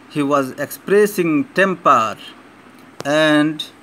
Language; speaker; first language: English; non-native, local second language; Sylheti